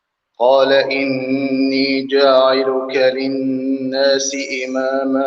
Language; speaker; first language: Arabic; native; Arabic